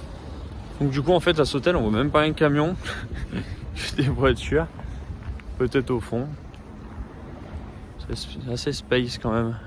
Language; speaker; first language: French; native; French